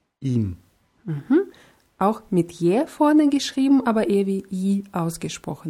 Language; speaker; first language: German; non-native, fluent; Russian